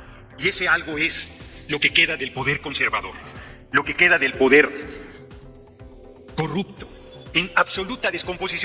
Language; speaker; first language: Spanish; native; Spanish